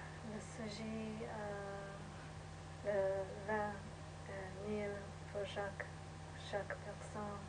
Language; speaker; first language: French; non-native, learner; English